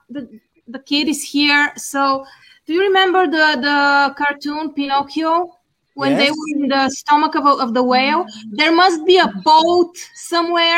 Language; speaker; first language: English; non-native, fluent; Bulgarian